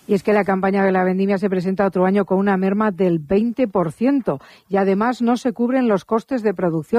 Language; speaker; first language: Spanish; native; Spanish